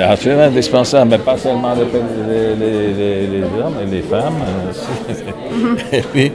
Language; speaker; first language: French; non-native, fluent; Polish